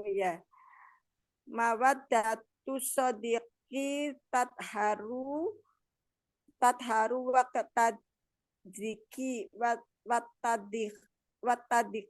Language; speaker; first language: Arabic; non-native, learner; Indonesian